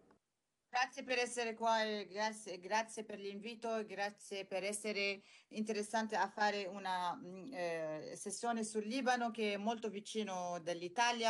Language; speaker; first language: Italian; non-native, learner; Arabic